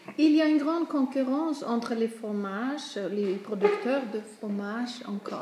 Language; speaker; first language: French; non-native, learner; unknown